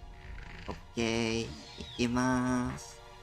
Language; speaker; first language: Japanese; non-native, learner; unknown